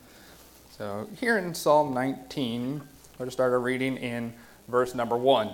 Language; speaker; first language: English; native; English